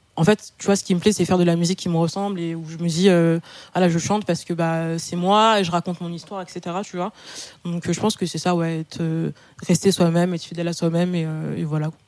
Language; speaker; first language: French; native; French